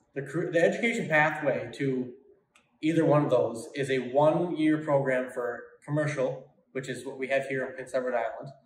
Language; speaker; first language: English; native; English